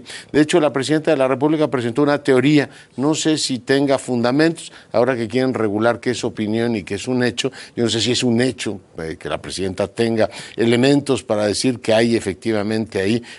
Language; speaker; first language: Spanish; native; Spanish